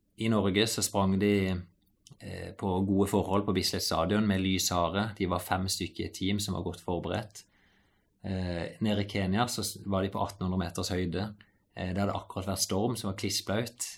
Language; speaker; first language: Norwegian; native; Norwegian